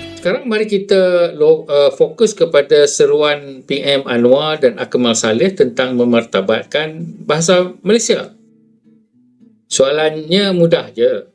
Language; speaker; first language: Malay; native; Malay